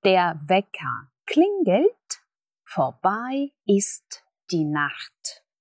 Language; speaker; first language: German; non-native, fluent; Russian